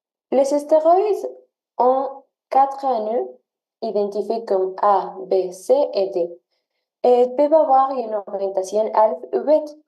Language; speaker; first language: French; non-native, learner; Spanish